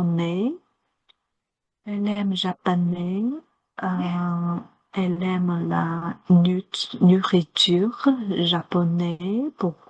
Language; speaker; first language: French; non-native, learner; Chinese